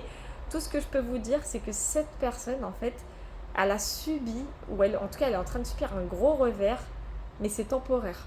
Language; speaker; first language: French; native; French